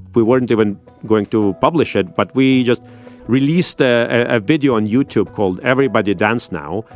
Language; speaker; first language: English; non-native, fluent; Russian